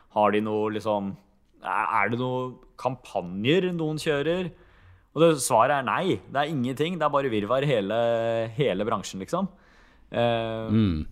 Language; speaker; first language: Norwegian; early bilingual, other home language; Hungarian